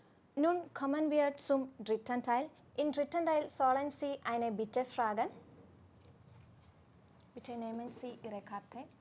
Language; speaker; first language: German; non-native, fluent; Malayalam